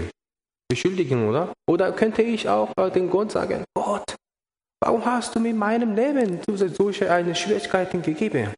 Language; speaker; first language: German; non-native, learner; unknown